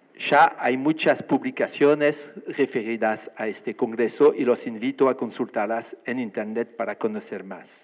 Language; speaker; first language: Spanish; non-native, fluent; French